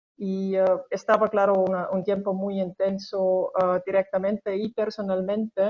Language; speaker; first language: Spanish; non-native, fluent; Estonian